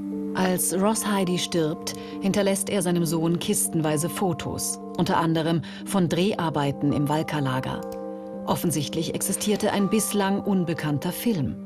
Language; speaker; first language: German; native; German